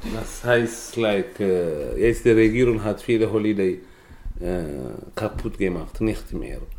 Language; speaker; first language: German; non-native, learner; Tigrinya